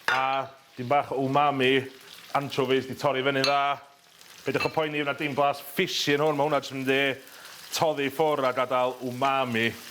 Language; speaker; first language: Welsh; native; Welsh